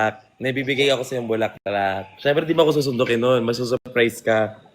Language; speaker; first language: Filipino; native; Filipino